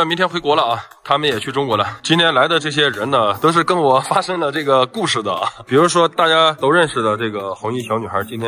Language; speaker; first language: Chinese; native; Chinese